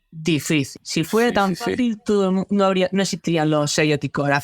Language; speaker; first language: Spanish; native; Spanish